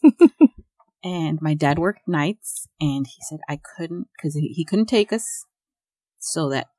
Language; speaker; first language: English; early bilingual, other home language; Spanish